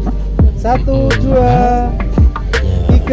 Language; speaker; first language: Indonesian; non-native, local second language; Javanese